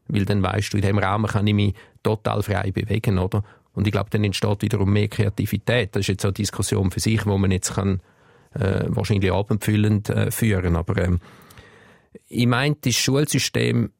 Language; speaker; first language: German; early bilingual, other home language; Turkish